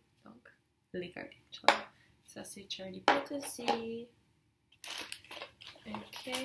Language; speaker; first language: French; non-native, learner; English